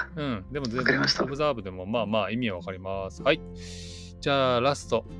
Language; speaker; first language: Japanese; native; Japanese